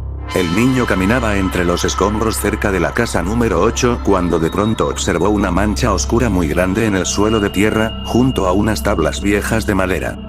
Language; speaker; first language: Spanish; native; Spanish